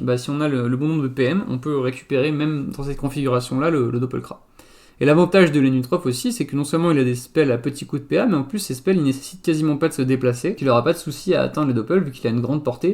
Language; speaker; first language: French; native; French